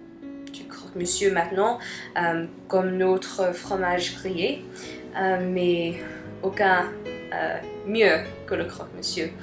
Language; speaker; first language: French; non-native, learner; English